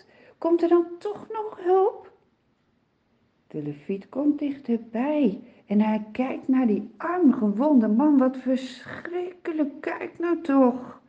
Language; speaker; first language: Dutch; native; Dutch